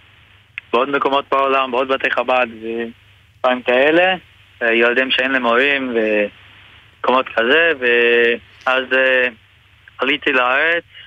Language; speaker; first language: Hebrew; non-native, fluent; English